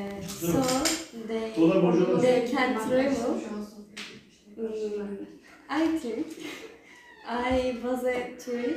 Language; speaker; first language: English; non-native, learner; Turkish